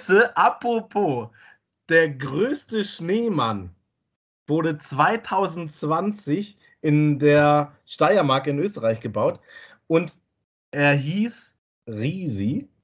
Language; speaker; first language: German; native; German